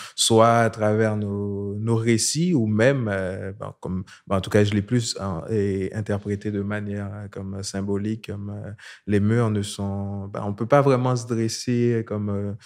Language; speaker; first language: French; non-native, local second language; Haitian Creole